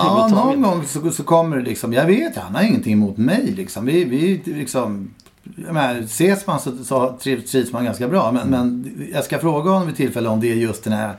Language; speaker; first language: Swedish; native; Swedish